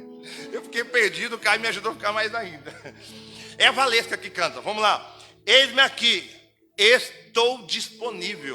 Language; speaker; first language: Portuguese; native; Portuguese